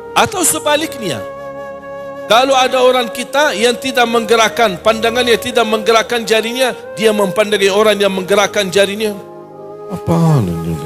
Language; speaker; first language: Malay; non-native, fluent; Arabic